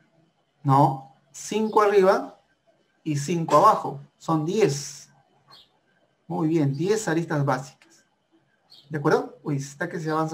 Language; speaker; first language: Spanish; native; Spanish